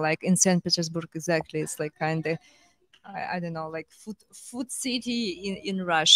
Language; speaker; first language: English; non-native, fluent; Russian